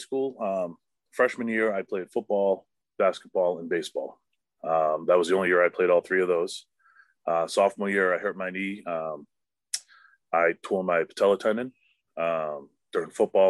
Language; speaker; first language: English; native; English